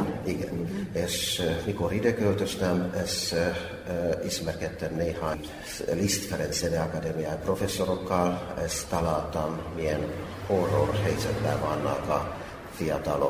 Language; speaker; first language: Hungarian; non-native, fluent; Finnish